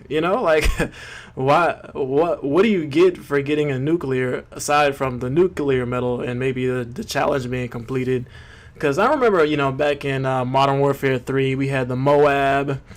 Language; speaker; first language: English; native; English